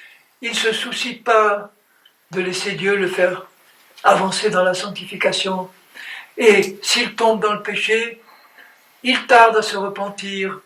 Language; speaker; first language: French; native; French